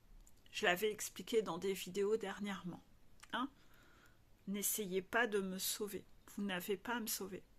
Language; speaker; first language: French; native; French